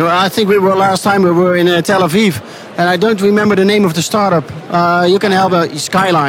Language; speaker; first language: English; non-native, fluent; Dutch